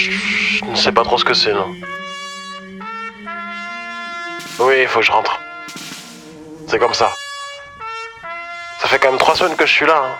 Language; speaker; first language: French; native; French